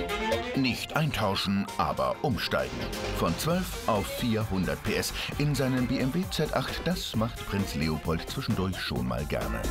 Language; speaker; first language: German; native; German